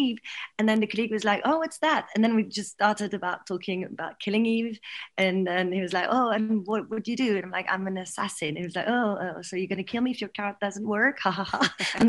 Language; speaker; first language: English; non-native, fluent; French